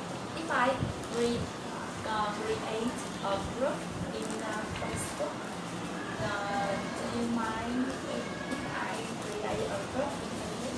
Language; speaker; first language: English; non-native, learner; Vietnamese